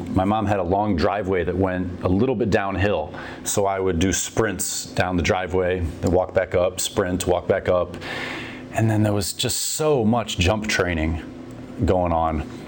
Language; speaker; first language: English; native; English